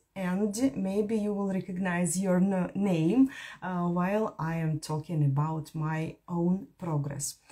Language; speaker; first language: English; non-native, fluent; Ukrainian